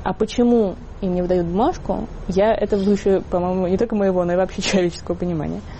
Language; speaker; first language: Russian; native; Russian